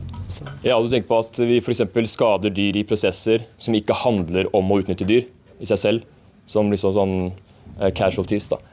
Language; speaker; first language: Norwegian; native; Norwegian